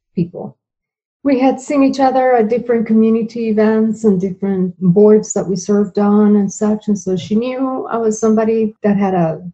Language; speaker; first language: English; non-native, fluent; Spanish